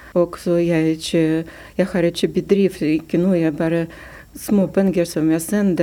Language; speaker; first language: Norwegian; non-native, learner; Russian